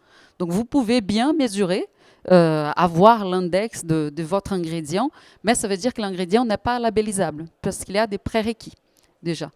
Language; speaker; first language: French; native; French